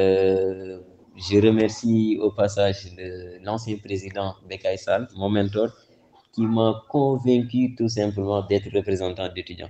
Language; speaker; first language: French; non-native, local second language; Wolof